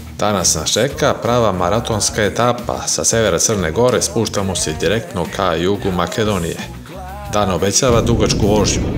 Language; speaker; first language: Croatian; native; Croatian